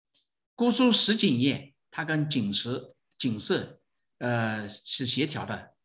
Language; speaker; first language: Chinese; native; Chinese